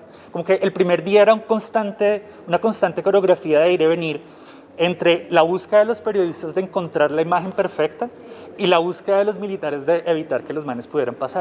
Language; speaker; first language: Spanish; native; Spanish